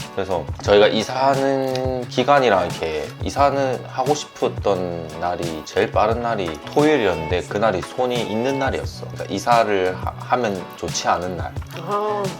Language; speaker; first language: Korean; native; Korean